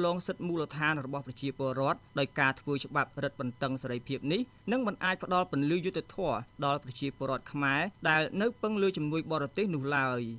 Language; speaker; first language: Khmer; native; Khmer